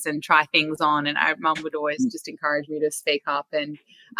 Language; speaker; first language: English; native; English